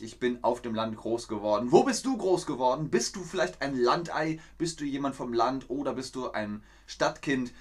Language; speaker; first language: German; native; German